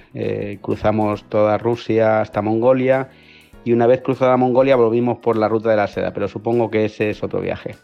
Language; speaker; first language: Spanish; native; Spanish